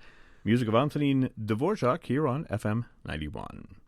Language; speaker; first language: English; native; English